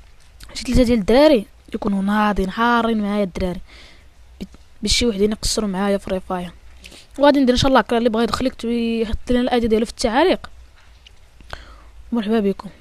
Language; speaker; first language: Arabic; native; Arabic